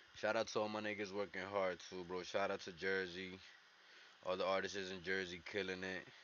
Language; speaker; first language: English; early bilingual, other home language; Spanish